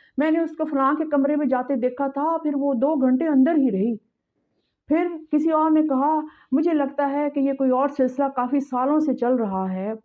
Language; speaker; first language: Urdu; native; Urdu